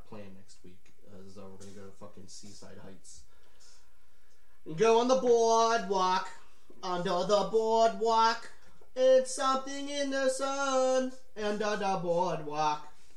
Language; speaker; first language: English; native; English